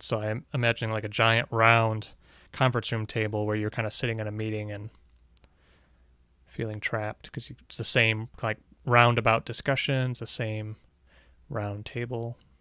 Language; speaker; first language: English; native; English